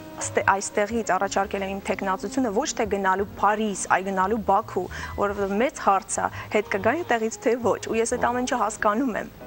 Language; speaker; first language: Armenian; early bilingual, heritage; Russian